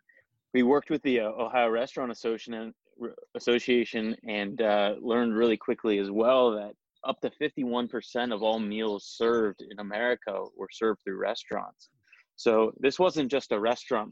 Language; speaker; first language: English; native; English